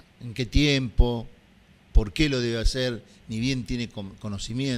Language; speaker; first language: Spanish; native; Spanish